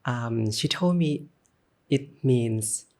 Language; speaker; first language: English; non-native, learner; Thai